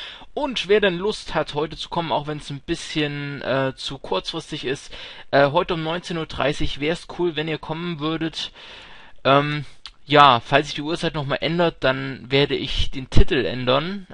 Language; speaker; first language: German; native; German